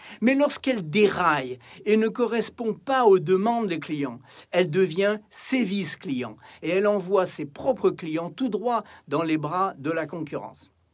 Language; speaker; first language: French; native; French